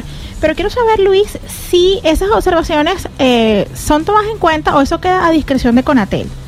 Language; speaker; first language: Spanish; native; Spanish